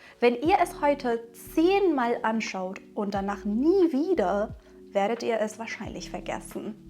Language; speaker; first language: German; non-native, fluent; Persian